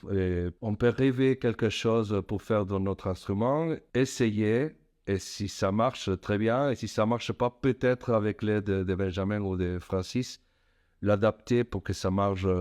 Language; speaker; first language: French; non-native, fluent; Spanish